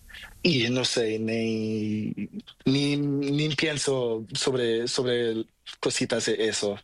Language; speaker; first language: Spanish; non-native, learner; Portuguese